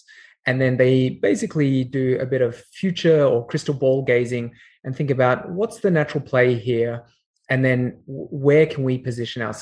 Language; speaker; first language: English; native; English